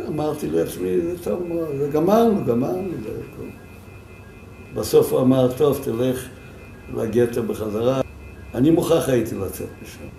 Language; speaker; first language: Hebrew; non-native, fluent; Yiddish